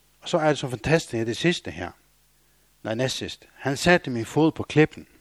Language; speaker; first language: Danish; non-native, local second language; Faroese